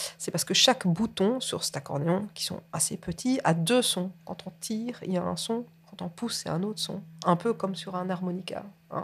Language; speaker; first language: French; native; French